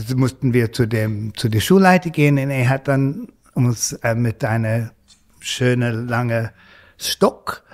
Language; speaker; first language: German; non-native, learner; English